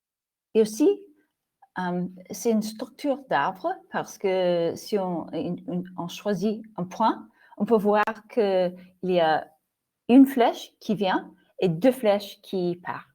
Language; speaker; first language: French; non-native, fluent; English